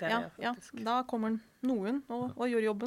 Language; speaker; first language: Norwegian; non-native, fluent; Ukrainian